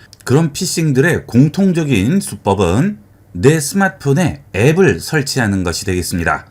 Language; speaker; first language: Korean; native; Korean